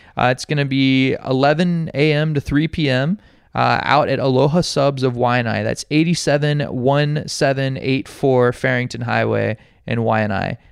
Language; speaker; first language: English; native; English